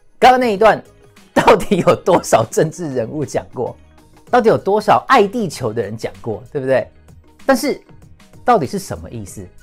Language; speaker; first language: Chinese; early bilingual, heritage; English